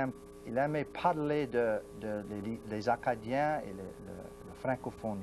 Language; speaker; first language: French; non-native, local second language; English